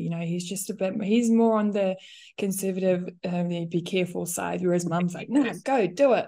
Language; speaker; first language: English; non-native, local second language; Afrikaans